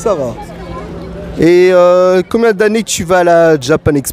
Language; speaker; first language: French; native; French